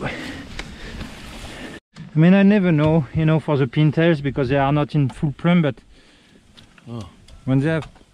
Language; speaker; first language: English; non-native, fluent; French